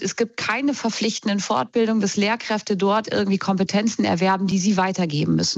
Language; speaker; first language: German; native; German